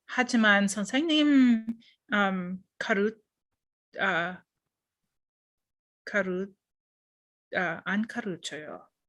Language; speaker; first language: Korean; non-native, learner; English